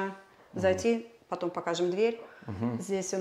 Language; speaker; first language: Russian; native; Russian